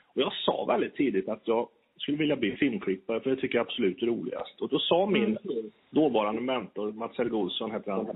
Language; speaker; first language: Swedish; native; Swedish